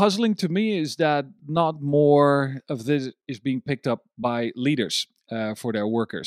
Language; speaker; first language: English; non-native, fluent; Dutch